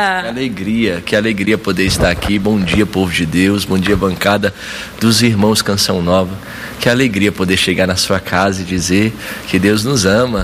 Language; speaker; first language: Portuguese; native; Portuguese